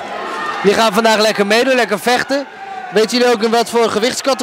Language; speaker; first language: Dutch; native; Dutch